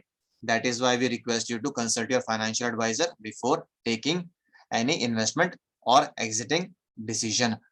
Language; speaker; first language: English; non-native, local second language; Hindi